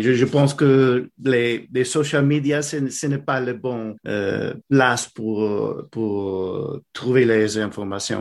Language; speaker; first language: French; non-native, learner; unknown